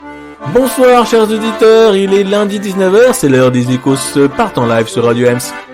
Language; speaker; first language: French; native; French